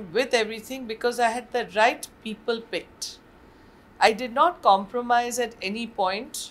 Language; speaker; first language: English; non-native, local second language; Marathi